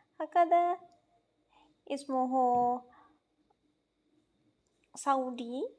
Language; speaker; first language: Arabic; non-native, learner; Indonesian